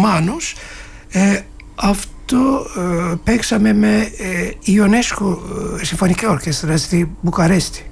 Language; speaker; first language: Greek; non-native, learner; Turkish